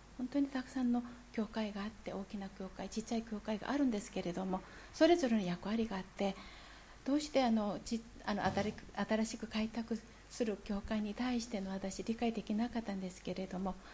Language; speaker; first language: Japanese; non-native, fluent; Korean